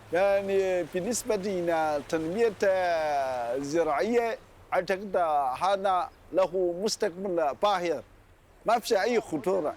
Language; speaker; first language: Arabic; non-native, fluent; Chinese